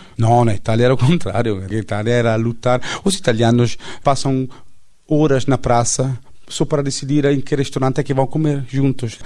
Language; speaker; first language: Portuguese; non-native, fluent; Italian